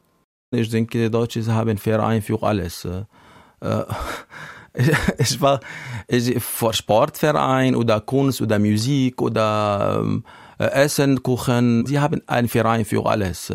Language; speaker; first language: German; non-native, learner; Arabic